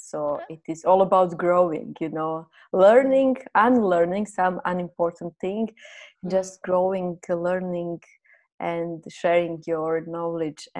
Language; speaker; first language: English; non-native, fluent; Croatian